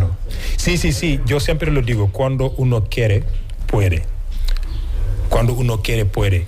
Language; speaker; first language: Spanish; non-native, fluent; Wolof